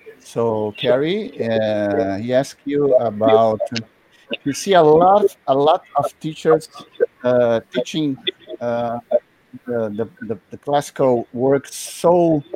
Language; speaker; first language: English; non-native, learner; Portuguese